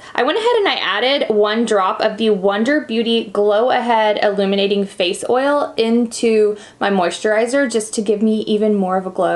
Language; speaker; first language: English; native; English